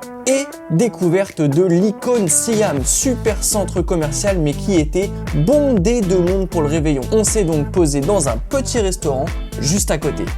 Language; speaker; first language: French; native; French